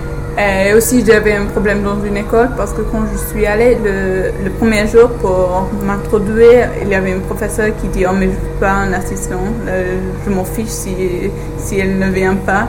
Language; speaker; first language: French; non-native, learner; English